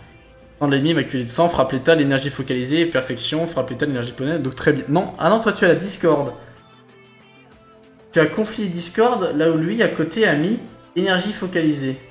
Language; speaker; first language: French; native; French